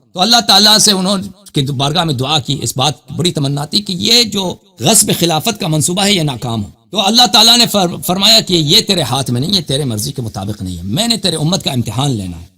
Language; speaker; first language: Urdu; non-native, fluent; Persian